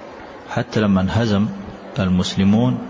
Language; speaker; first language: Arabic; native; Arabic